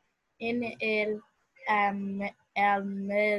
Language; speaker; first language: Spanish; non-native, learner; English